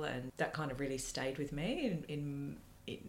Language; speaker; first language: English; native; English